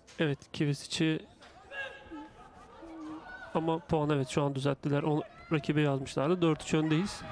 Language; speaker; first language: Turkish; native; Turkish